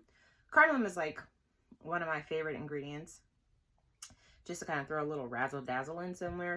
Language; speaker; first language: English; native; English